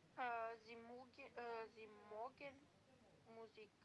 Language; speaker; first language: German; non-native, learner; Macedonian